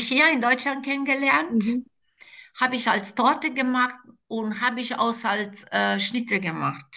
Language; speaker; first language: German; non-native, fluent; Croatian